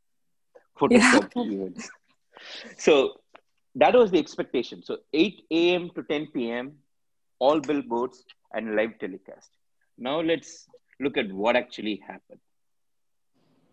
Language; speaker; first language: English; non-native, local second language; Tamil